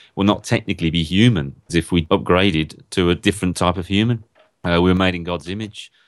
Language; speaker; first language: English; native; English